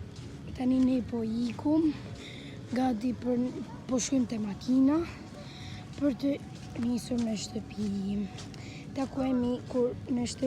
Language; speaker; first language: Albanian; early bilingual, heritage; Albanian